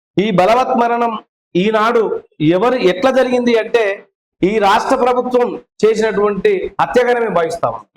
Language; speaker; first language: Telugu; native; Telugu